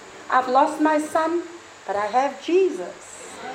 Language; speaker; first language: English; non-native, local second language; Afrikaans